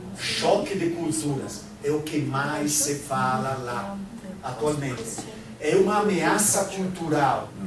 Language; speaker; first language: Portuguese; non-native, fluent; Italian